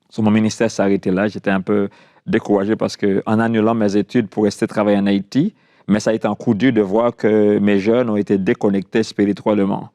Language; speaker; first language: French; non-native, local second language; Haitian Creole